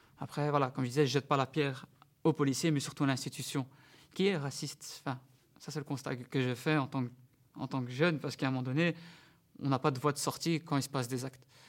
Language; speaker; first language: French; early bilingual, other home language; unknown